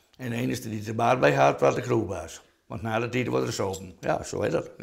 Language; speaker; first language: Dutch; non-native, local second language; Western Frisian